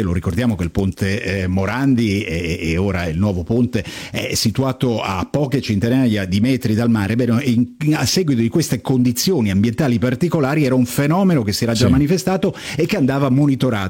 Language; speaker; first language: Italian; native; Italian